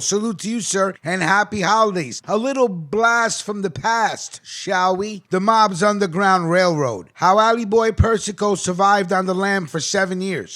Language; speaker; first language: English; native; English